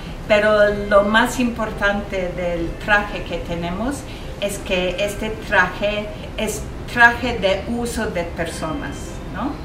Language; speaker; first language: Spanish; early bilingual, heritage; English